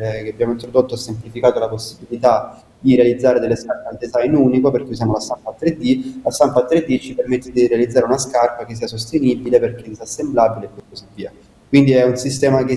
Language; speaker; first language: Italian; native; Italian